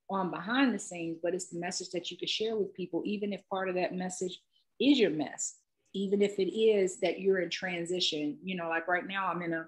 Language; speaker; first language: English; native; English